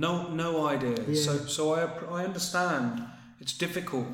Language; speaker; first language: English; native; English